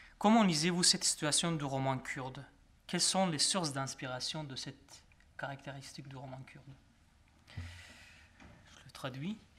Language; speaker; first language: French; non-native, fluent; Kurdish